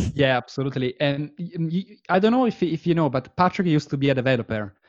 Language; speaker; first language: English; non-native, fluent; Italian